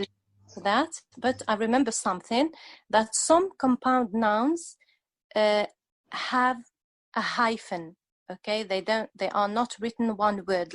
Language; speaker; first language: English; non-native, fluent; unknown